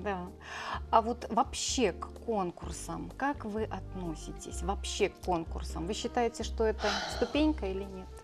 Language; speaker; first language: Russian; native; Russian